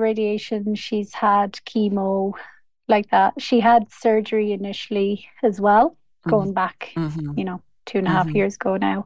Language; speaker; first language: English; native; English